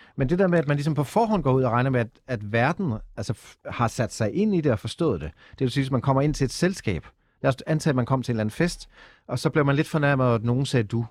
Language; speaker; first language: Danish; native; Danish